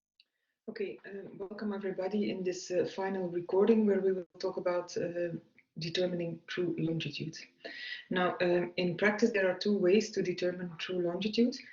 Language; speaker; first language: English; non-native, fluent; Dutch